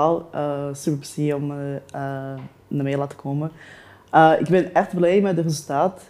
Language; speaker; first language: Dutch; non-native, learner; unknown